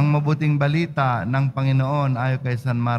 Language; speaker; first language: Filipino; native; Filipino